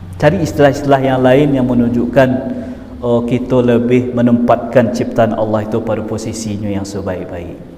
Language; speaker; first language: Malay; non-native, local second language; Minangkabau